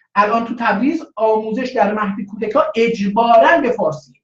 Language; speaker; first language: Persian; non-native, local second language; Azerbaijani